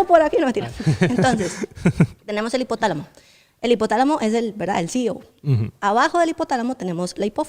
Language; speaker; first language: Spanish; native; Spanish